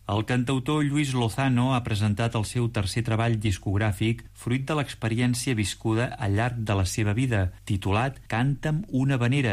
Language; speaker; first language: Catalan; native; Catalan